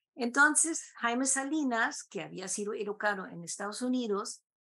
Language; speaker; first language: Spanish; non-native, fluent; German